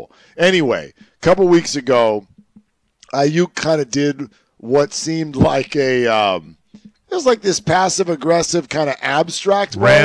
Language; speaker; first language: English; native; English